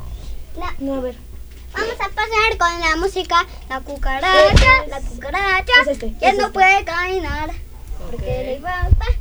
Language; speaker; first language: Spanish; early bilingual, other home language; French